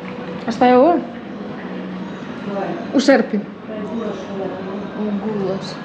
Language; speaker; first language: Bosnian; non-native, fluent; Russian